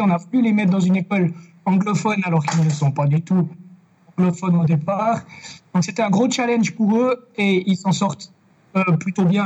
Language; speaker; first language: French; native; French